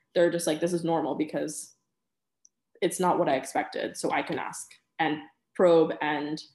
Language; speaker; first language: English; early bilingual, other home language; Spanish